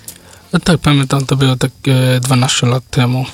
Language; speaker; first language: Polish; non-native, learner; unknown